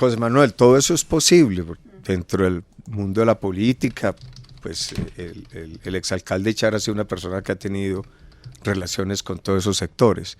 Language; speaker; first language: Spanish; native; Spanish